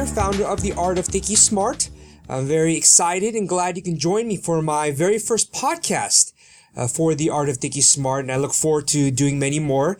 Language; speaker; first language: English; early bilingual, other home language; Korean